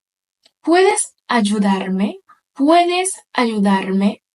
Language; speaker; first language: Spanish; non-native, fluent; Haitian Creole